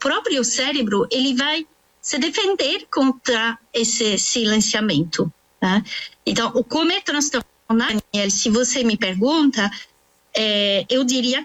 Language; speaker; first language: Portuguese; non-native, fluent; French